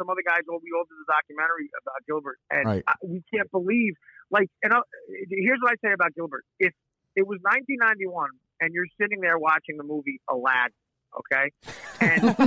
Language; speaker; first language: English; native; English